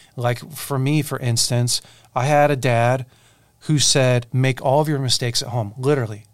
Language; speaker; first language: English; native; English